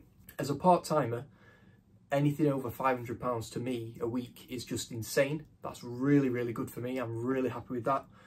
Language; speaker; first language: English; native; English